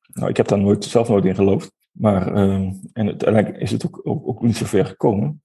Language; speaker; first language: Dutch; native; Dutch